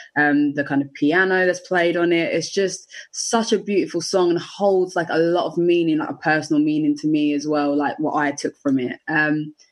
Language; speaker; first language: English; native; English